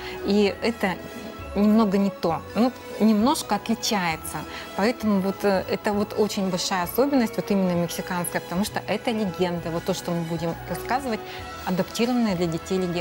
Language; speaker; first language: Russian; native; Russian